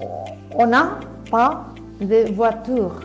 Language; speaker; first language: French; non-native, learner; Spanish